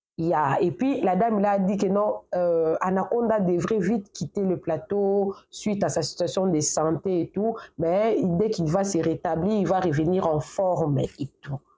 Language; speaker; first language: French; non-native, local second language; Lingala